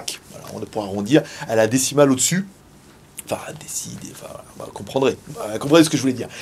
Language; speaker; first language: French; native; French